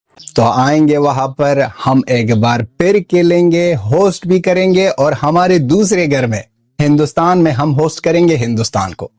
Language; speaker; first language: Hindi; non-native, fluent; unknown